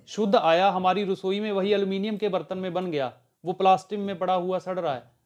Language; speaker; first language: Hindi; native; Hindi